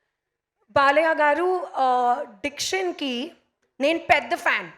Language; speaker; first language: Telugu; non-native, learner; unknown